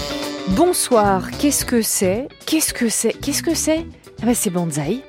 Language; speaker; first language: French; native; French